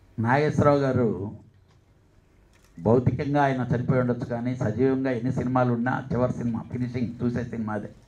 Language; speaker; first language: Telugu; native; Telugu